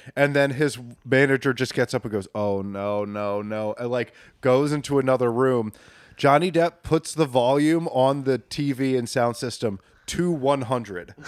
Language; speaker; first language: English; native; English